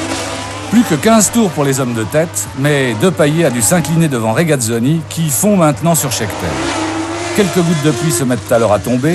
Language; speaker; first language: French; native; French